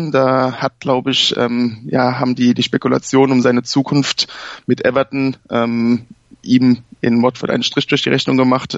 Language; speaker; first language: German; native; German